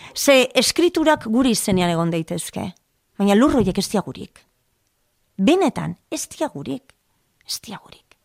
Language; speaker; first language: Basque; non-native, local second language; Spanish